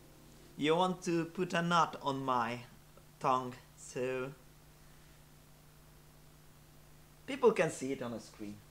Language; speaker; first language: English; non-native, fluent; Polish